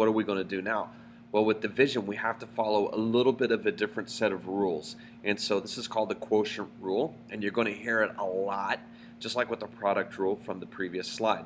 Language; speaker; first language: English; native; English